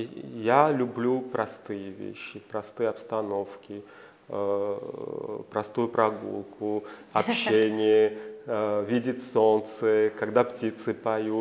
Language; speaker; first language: Russian; non-native, fluent; Georgian